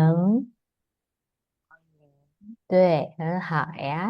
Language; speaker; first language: Chinese; non-native, fluent; Indonesian